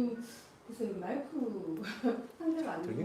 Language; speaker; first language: Korean; native; Korean